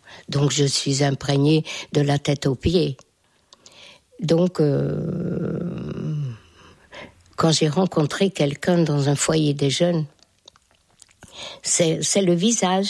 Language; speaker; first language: French; non-native, fluent; Hungarian